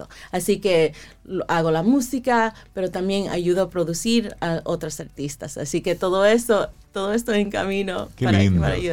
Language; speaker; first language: Spanish; early bilingual, heritage; Spanish